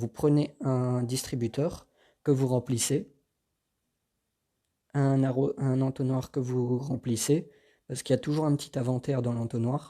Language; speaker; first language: French; native; French